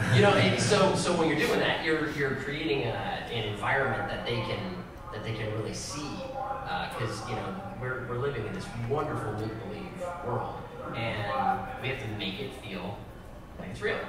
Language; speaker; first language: English; native; English